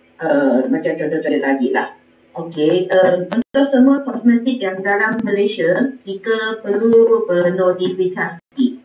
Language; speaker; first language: Malay; non-native, local second language; Chinese